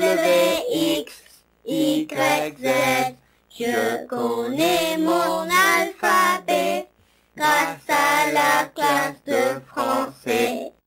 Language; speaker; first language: French; non-native, learner; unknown